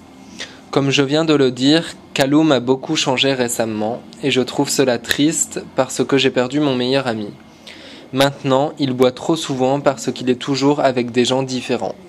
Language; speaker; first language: French; non-native, learner; English